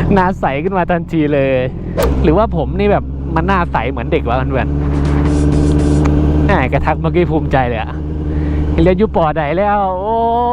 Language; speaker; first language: Thai; native; Thai